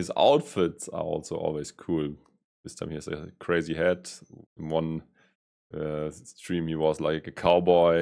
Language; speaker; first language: English; non-native, fluent; German